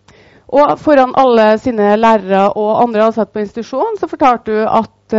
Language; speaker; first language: Norwegian; native; Norwegian